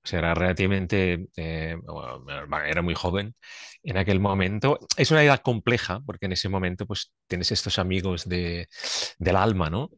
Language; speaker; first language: Spanish; non-native, fluent; Swiss German